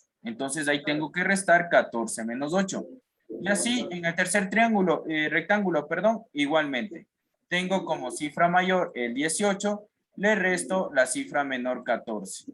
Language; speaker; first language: Spanish; native; Spanish